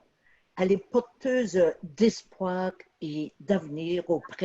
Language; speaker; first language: French; native; French